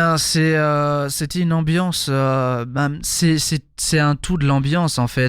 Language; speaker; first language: French; native; French